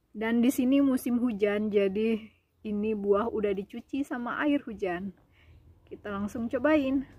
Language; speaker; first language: Indonesian; native; Indonesian